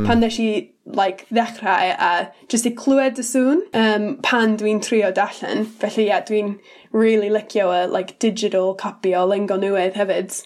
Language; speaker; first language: Welsh; non-native, learner; English